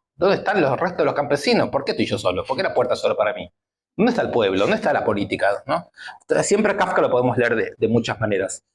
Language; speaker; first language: Spanish; native; Spanish